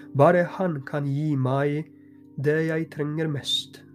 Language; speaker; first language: Norwegian; non-native, fluent; Polish